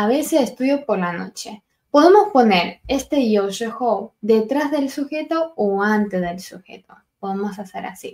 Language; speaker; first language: Spanish; non-native, fluent; Chinese